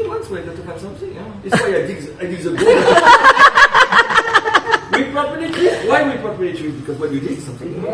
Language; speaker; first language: English; non-native, learner; French